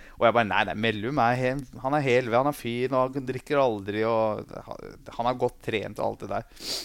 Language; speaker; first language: Norwegian; early bilingual, other home language; Persian